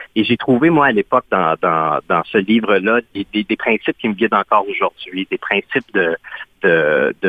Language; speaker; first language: French; native; French